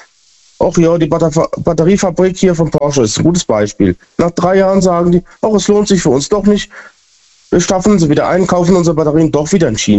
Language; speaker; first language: German; native; German